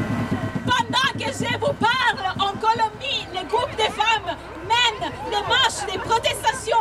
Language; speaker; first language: French; non-native, learner; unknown